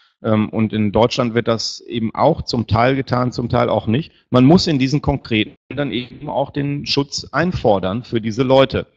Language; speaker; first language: German; native; German